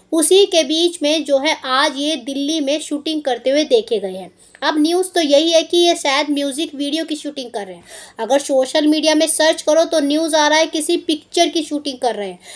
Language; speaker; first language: Hindi; native; Hindi